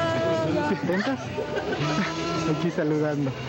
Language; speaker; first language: Spanish; native; Spanish